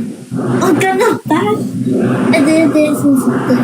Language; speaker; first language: Indonesian; non-native, learner; Vietnamese